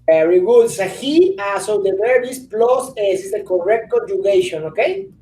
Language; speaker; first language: English; non-native, fluent; Spanish